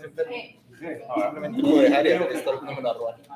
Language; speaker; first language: Spanish; native; Spanish